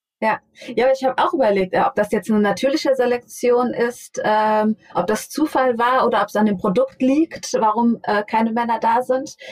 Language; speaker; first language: German; native; German